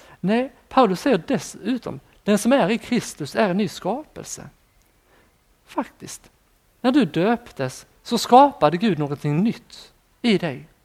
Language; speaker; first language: Swedish; native; Swedish